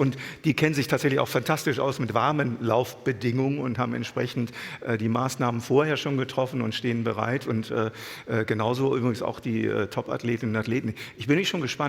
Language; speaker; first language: German; native; German